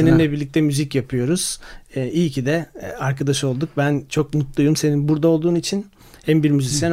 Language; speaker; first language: Turkish; native; Turkish